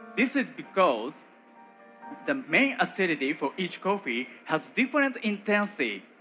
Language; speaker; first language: English; non-native, learner; Japanese